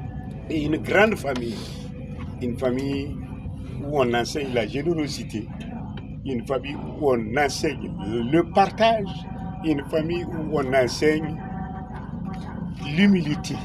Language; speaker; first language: French; non-native, local second language; Bambara